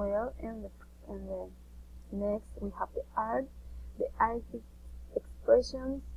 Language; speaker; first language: English; non-native, learner; Spanish